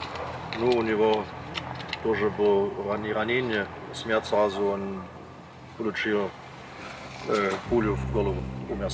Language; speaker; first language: Russian; non-native, fluent; German